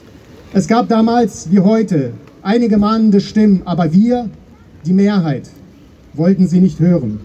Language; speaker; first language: German; native; German